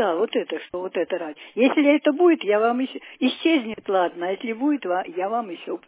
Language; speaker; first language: Russian; native; Russian